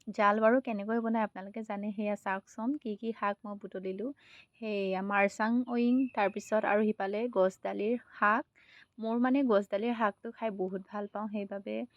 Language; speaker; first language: Assamese; native; Assamese